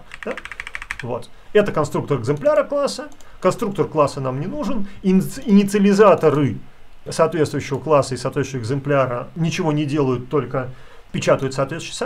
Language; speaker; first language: Russian; native; Russian